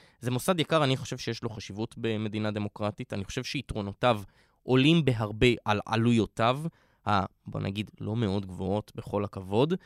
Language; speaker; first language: Hebrew; native; Hebrew